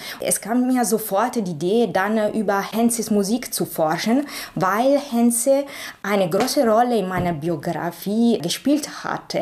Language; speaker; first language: German; non-native, fluent; Italian